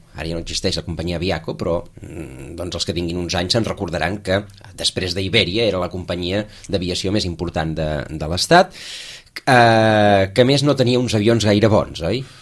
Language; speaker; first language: Catalan; native; Catalan